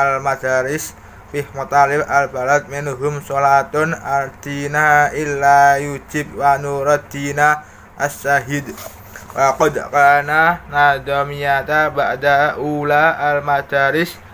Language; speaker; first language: Arabic; non-native, learner; Indonesian